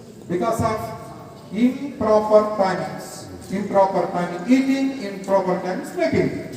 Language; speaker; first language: English; non-native, local second language; Tamil